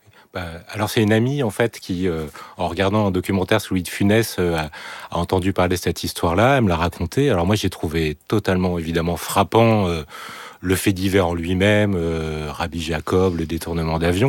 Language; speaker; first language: French; native; French